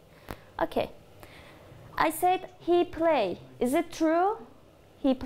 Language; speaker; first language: English; non-native, fluent; Turkish